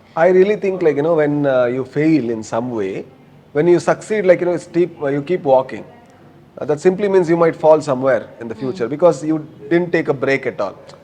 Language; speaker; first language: English; non-native, local second language; Kannada